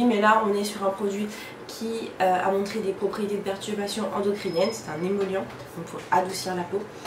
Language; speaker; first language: French; native; French